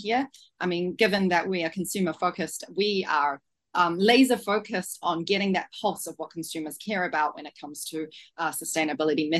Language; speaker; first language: English; native; English